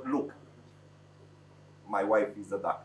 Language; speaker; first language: English; non-native, learner; Romanian